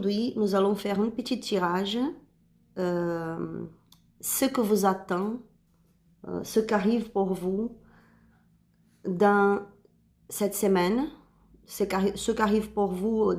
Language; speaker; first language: French; non-native, learner; Spanish